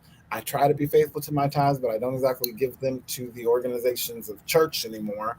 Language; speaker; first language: English; native; English